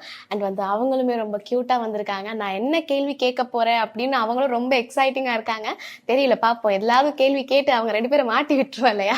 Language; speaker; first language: Tamil; native; Tamil